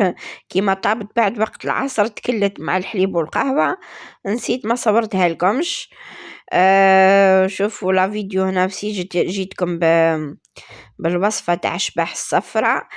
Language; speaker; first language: Arabic; native; Arabic